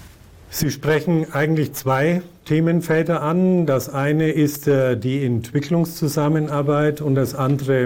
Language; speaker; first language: German; non-native, fluent; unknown